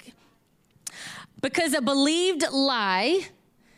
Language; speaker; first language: English; native; English